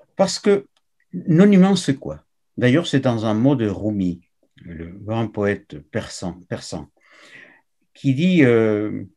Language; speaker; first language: French; non-native, fluent; Spanish